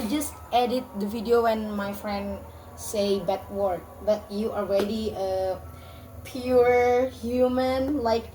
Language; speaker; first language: English; non-native, learner; Indonesian